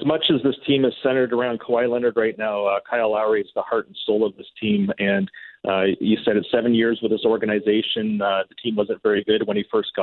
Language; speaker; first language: English; native; English